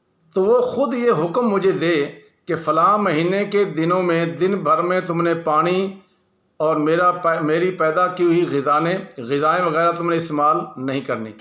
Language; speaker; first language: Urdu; non-native, local second language; Punjabi